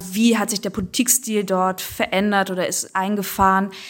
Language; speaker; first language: German; native; German